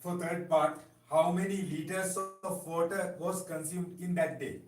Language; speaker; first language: English; non-native, local second language; Sinhala